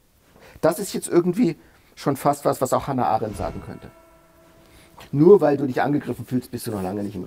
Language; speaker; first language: German; native; German